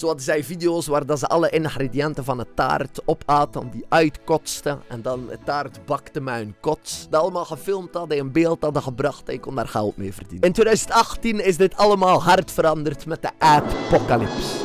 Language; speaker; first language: Dutch; native; Dutch